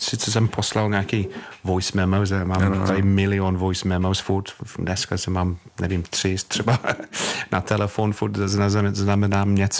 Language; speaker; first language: Czech; non-native, fluent; English